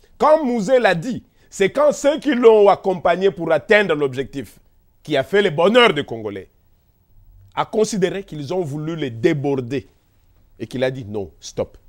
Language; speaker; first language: French; non-native, local second language; Kongo